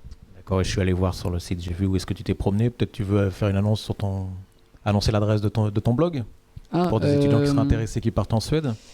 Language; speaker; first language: French; native; French